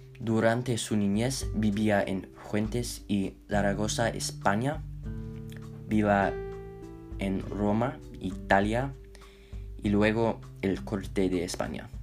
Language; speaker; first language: Spanish; non-native, learner; English